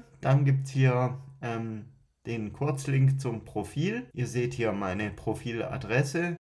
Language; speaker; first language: German; native; German